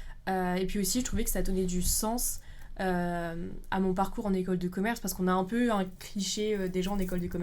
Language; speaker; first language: French; native; French